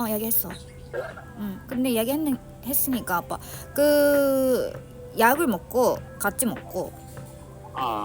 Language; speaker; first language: Korean; non-native, learner; Japanese